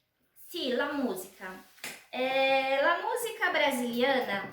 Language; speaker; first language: Italian; non-native, learner; Portuguese